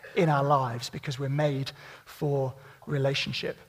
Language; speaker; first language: English; native; English